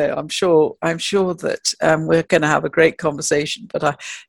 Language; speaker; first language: English; native; English